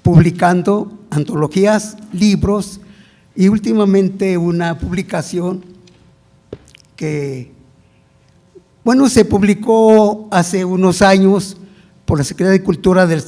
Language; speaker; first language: Spanish; non-native, local second language; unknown